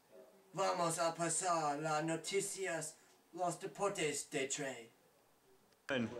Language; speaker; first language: Spanish; non-native, learner; English